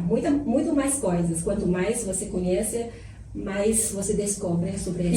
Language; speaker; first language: Portuguese; non-native, fluent; Chinese